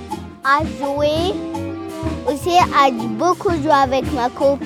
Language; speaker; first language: French; non-native, learner; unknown